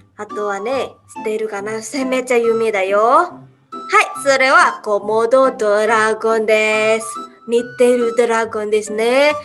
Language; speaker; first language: Japanese; non-native, learner; Indonesian